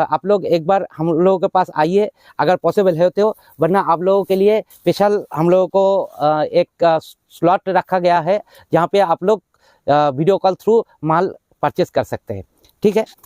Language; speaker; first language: Hindi; non-native, local second language; Bangla